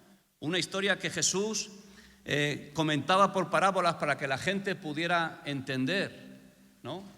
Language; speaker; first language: Spanish; native; Spanish